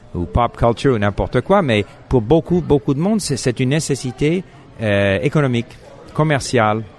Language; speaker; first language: French; non-native, fluent; English